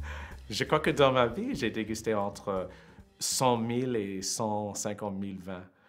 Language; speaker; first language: French; non-native, fluent; English